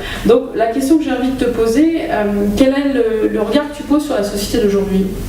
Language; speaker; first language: French; native; French